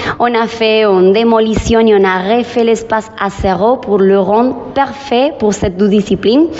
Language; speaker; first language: French; non-native, fluent; Spanish